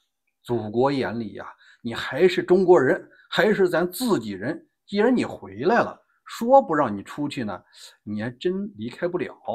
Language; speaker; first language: Chinese; native; Chinese